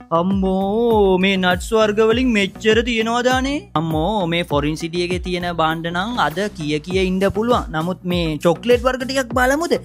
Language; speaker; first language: Sinhala; non-native, local second language; Tamil